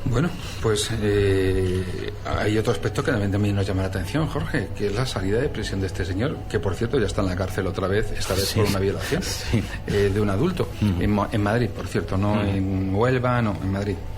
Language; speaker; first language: Spanish; native; Spanish